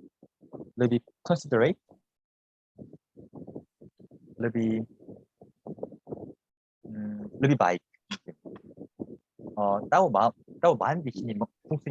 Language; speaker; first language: Indonesian; non-native, fluent; Korean